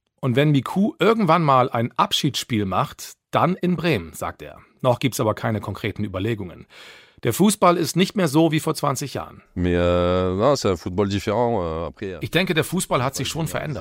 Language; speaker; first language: German; native; German